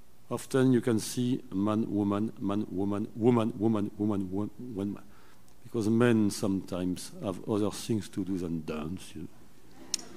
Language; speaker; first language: English; non-native, fluent; French